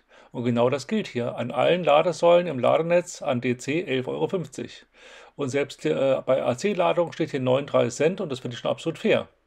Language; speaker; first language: German; native; German